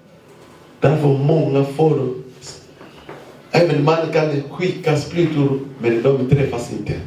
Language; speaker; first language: Swedish; non-native, fluent; Lingala